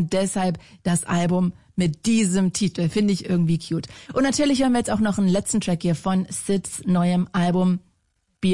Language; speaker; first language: German; native; German